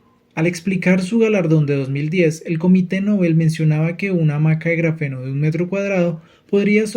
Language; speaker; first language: Spanish; native; Spanish